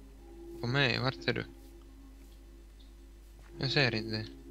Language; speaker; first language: Swedish; non-native, local second language; Finnish